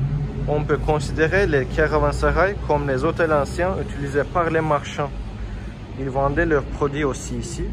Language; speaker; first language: French; non-native, learner; Turkish